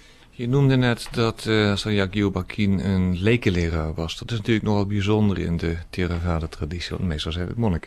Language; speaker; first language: Dutch; native; Dutch